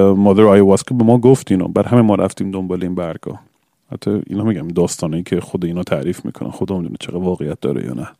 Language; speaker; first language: Persian; early bilingual, other home language; English